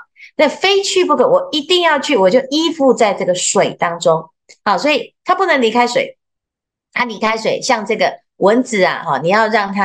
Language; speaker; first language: Chinese; native; Chinese